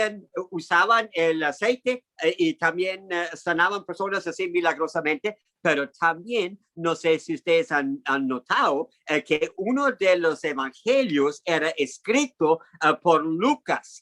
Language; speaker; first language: Spanish; non-native, fluent; English